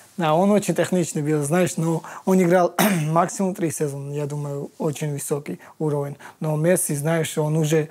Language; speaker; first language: Russian; non-native, learner; Georgian